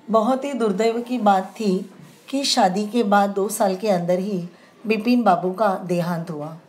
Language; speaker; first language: Hindi; non-native, local second language; Marathi